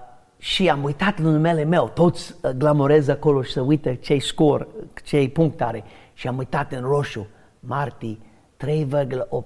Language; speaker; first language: Romanian; non-native, learner; English